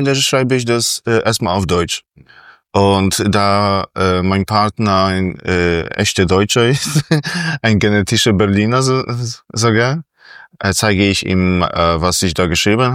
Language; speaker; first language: German; non-native, fluent; Polish